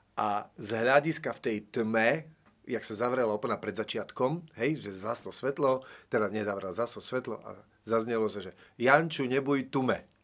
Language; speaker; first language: Slovak; native; Slovak